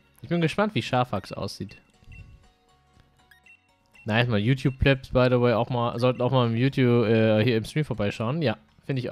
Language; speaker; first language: German; native; German